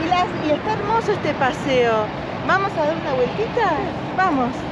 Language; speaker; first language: Spanish; native; Spanish